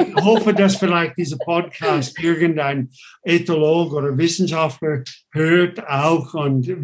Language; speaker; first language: German; non-native, fluent; English